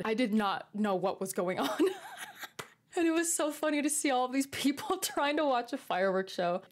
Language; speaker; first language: English; native; English